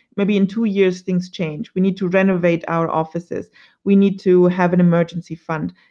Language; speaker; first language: English; non-native, fluent; German